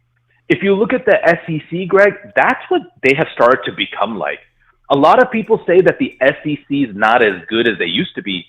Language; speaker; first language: English; native; English